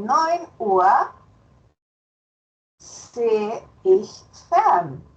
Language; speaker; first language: German; non-native, fluent; Spanish